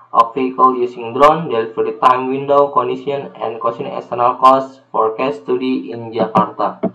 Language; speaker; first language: English; non-native, learner; Indonesian